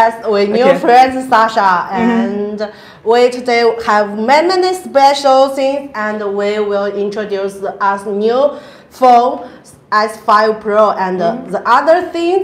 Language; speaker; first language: English; non-native, learner; Chinese